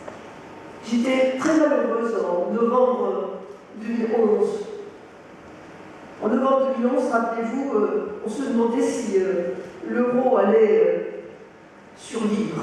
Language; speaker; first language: French; native; French